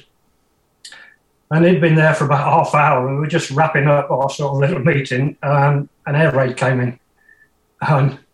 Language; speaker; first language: English; native; English